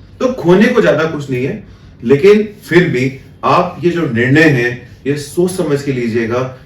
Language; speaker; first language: Hindi; native; Hindi